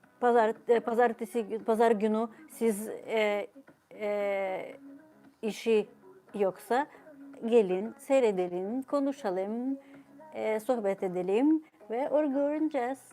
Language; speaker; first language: Turkish; non-native, fluent; Ukrainian